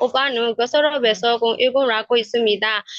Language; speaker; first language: Korean; non-native, learner; Burmese